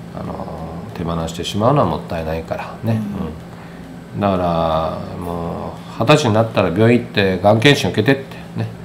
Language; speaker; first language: Japanese; native; Japanese